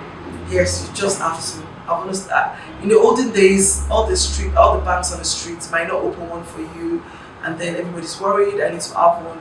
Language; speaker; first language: English; non-native, local second language; Yoruba